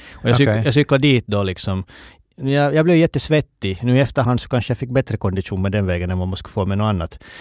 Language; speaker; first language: Swedish; native; Swedish